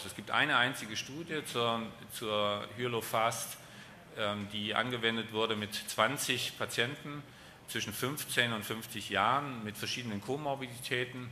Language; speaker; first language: German; native; German